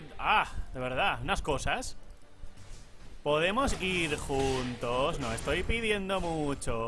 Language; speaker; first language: Spanish; native; Spanish